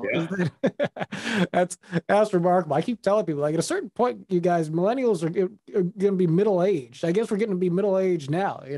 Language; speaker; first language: English; native; English